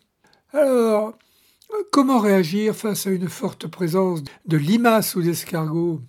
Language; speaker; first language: French; native; French